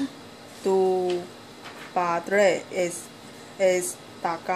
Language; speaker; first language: Spanish; non-native, learner; Chinese